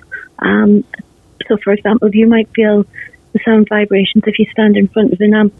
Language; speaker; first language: English; native; English